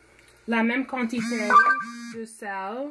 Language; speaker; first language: French; non-native, fluent; English